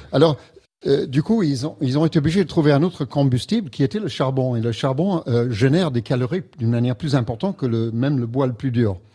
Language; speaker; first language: French; non-native, fluent; English